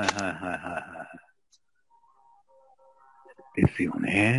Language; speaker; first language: Japanese; native; Japanese